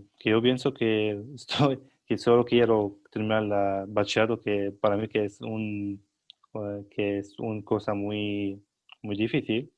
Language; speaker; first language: Spanish; non-native, learner; Arabic